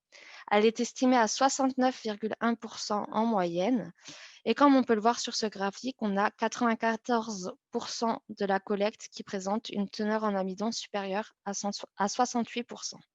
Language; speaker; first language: French; native; French